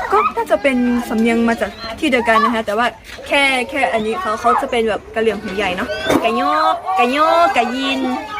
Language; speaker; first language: Thai; non-native, local second language; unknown